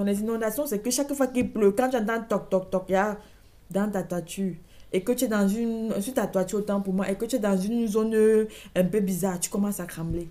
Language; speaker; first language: French; native; French